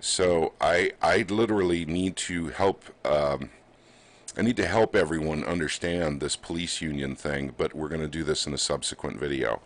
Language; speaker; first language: English; native; English